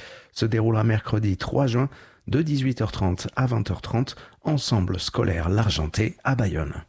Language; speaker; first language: French; native; French